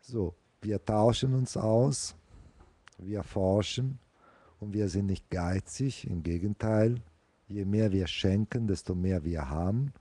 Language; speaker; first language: German; non-native, fluent; Italian